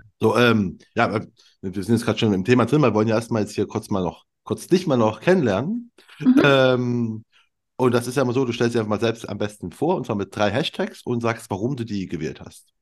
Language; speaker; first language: German; native; German